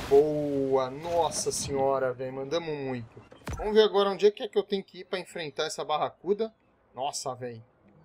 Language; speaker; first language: Portuguese; native; Portuguese